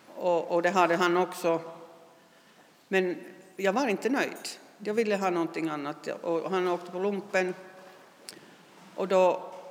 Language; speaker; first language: Swedish; non-native, fluent; Finnish